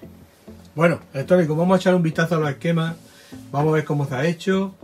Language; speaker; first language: Spanish; native; Spanish